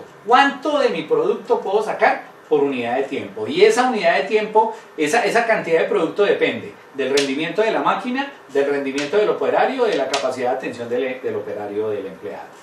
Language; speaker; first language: Spanish; native; Spanish